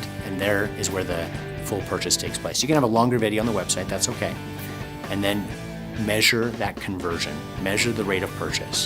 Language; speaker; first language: English; native; English